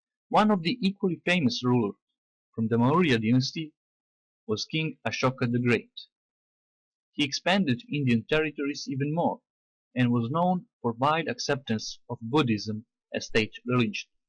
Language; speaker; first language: English; non-native, fluent; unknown